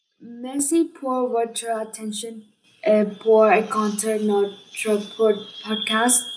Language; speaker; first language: French; non-native, learner; English